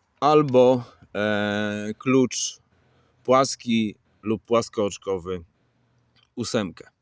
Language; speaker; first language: Polish; native; Polish